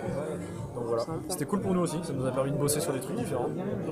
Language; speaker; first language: French; native; French